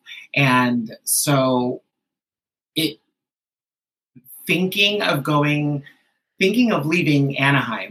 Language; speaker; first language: English; early bilingual, other home language; Spanish